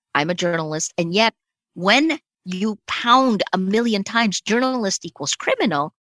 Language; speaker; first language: English; early bilingual, other home language; Filipino